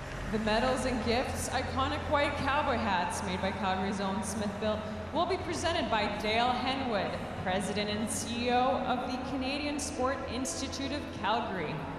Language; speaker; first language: English; native; English